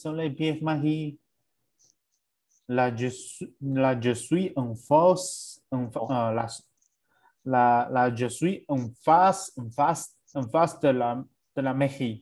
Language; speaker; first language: French; non-native, learner; English